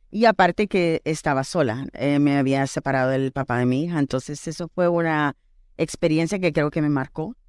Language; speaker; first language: Spanish; early bilingual, heritage; Spanish